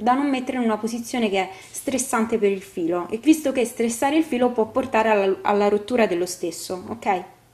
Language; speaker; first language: Italian; native; Italian